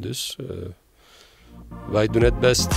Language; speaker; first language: Dutch; non-native, learner; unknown